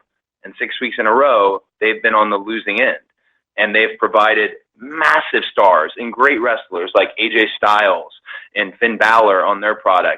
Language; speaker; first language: English; native; English